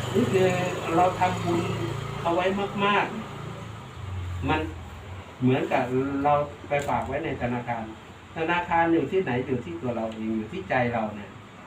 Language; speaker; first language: Thai; native; Thai